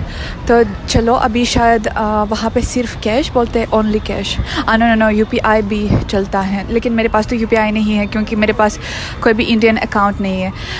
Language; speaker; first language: Hindi; non-native, fluent; Russian